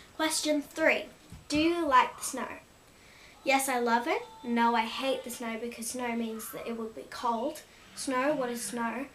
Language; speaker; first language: English; native; English